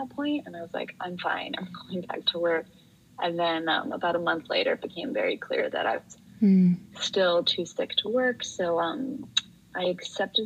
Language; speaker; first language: English; native; English